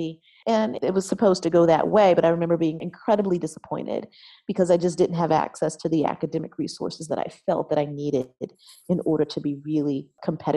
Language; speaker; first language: English; native; English